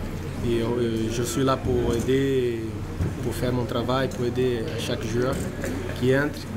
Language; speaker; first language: French; non-native, learner; Portuguese